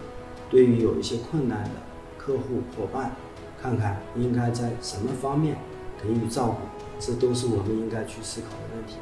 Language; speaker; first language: Chinese; native; Chinese